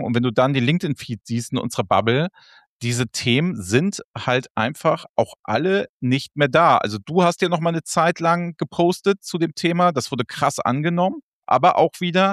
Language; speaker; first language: German; native; German